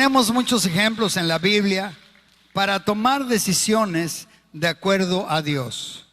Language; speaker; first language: Spanish; native; Spanish